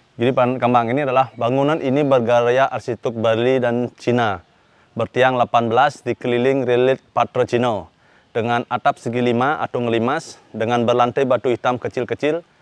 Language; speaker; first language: Indonesian; non-native, local second language; Balinese